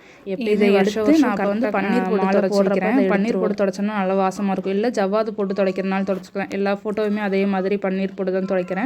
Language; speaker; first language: Tamil; native; Tamil